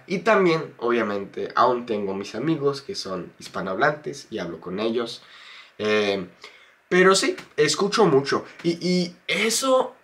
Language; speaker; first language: Spanish; non-native, fluent; English